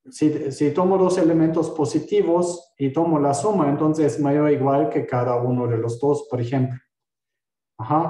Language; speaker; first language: Spanish; non-native, fluent; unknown